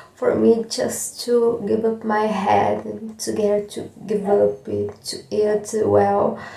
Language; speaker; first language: English; non-native, learner; Portuguese